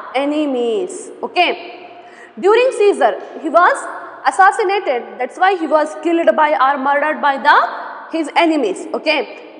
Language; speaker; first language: English; non-native, local second language; Kannada